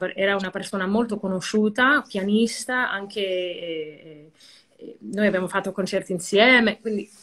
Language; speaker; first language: Italian; non-native, fluent; English